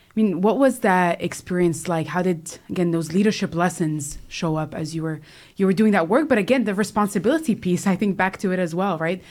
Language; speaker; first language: English; native; English